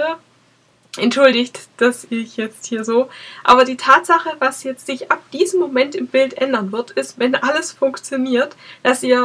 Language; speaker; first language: German; native; German